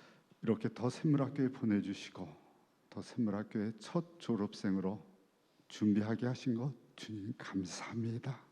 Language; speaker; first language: Korean; native; Korean